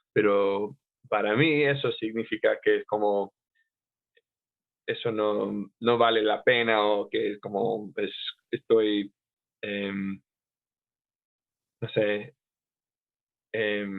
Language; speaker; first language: Spanish; non-native, fluent; English